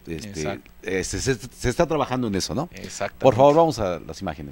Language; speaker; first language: Spanish; native; Spanish